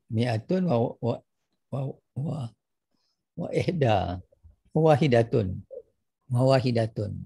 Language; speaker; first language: Arabic; non-native, fluent; Malay